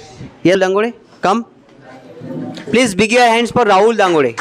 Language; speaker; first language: English; non-native, fluent; Hindi